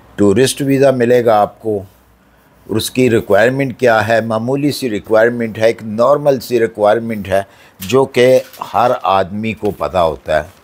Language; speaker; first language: Urdu; non-native, local second language; Punjabi